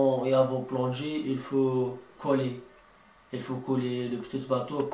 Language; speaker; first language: French; non-native, learner; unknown